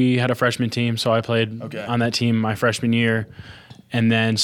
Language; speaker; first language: English; native; English